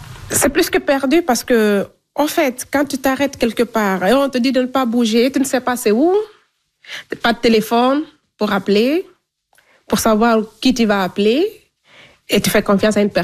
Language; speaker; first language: French; non-native, local second language; Fula